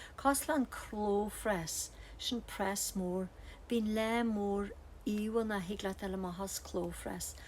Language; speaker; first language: Irish; native; Irish